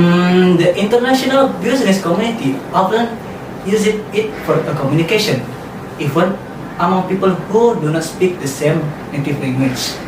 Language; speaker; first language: English; non-native, learner; Indonesian